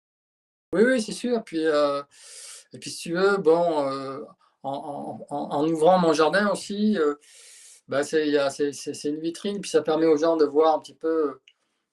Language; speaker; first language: French; native; French